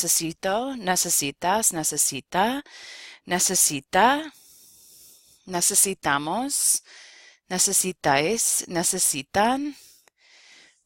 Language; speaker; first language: Spanish; non-native, fluent; English